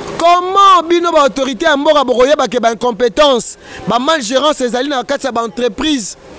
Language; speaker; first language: Lingala; native; Lingala